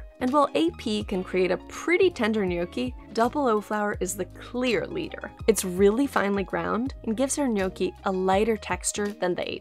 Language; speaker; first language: English; native; English